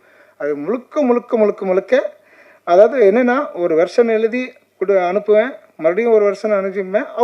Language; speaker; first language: Tamil; native; Tamil